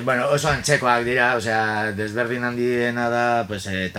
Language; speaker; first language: Basque; non-native, local second language; Spanish